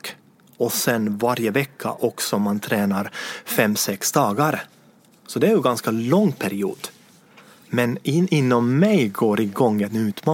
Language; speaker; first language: Swedish; non-native, fluent; Estonian